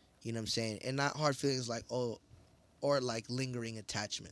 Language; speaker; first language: English; native; English